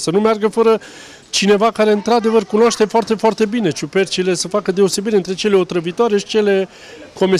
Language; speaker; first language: Romanian; native; Romanian